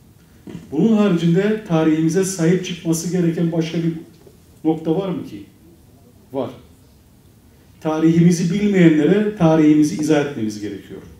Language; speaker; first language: Turkish; native; Turkish